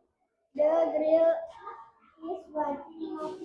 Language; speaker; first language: English; non-native, learner; Indonesian